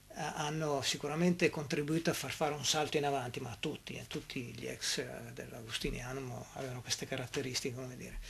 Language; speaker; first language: Italian; native; Italian